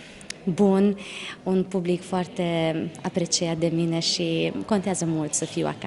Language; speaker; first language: Romanian; non-native, local second language; Hungarian